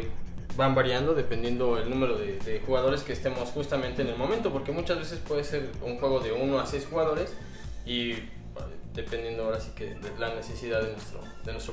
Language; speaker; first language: Spanish; native; Spanish